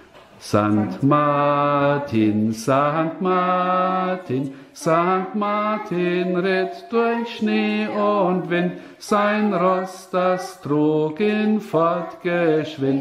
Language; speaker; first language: German; native; German